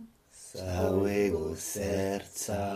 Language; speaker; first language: Polish; non-native, learner; French